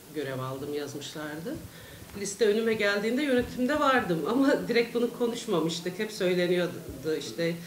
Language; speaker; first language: Turkish; native; Turkish